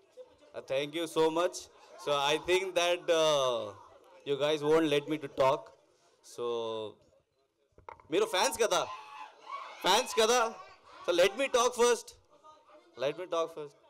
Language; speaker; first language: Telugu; non-native, local second language; Urdu